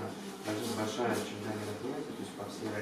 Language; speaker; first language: Russian; native; Russian